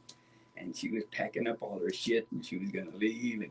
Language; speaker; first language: English; native; English